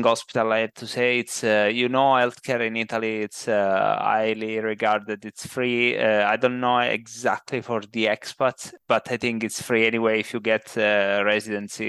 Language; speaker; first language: English; non-native, fluent; Italian